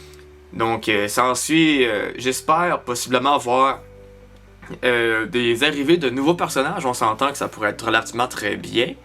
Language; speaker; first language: French; native; French